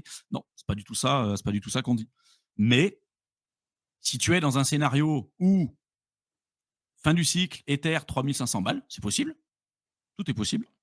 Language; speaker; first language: French; native; French